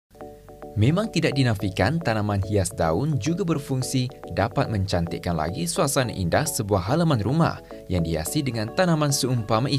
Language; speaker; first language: Malay; native; Malay